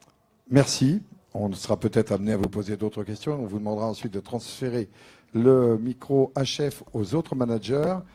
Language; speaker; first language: French; native; French